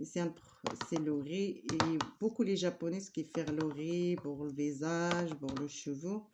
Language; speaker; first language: French; non-native, learner; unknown